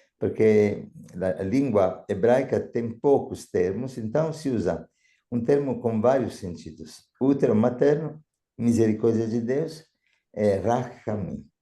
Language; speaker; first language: Portuguese; non-native, fluent; Italian